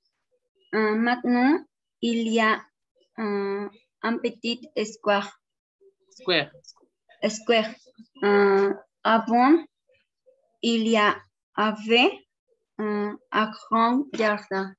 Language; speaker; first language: French; non-native, learner; Spanish